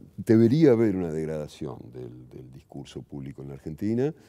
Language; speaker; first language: Spanish; native; Spanish